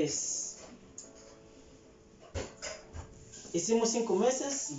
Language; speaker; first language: Spanish; non-native, fluent; Haitian Creole